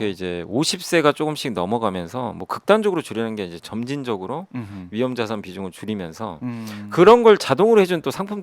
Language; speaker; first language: Korean; native; Korean